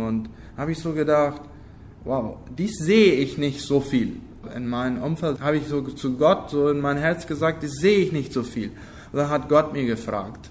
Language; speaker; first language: German; non-native, local second language; Low German